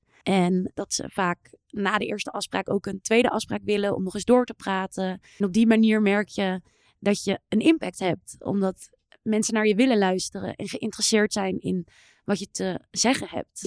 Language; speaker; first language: Dutch; native; Dutch